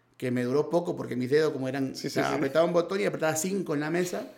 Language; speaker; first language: Spanish; native; Spanish